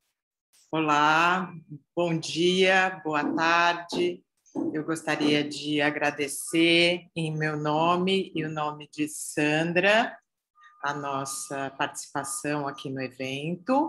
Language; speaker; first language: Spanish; non-native, learner; Portuguese